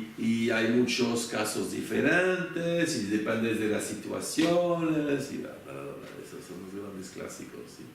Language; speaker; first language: Spanish; non-native, fluent; French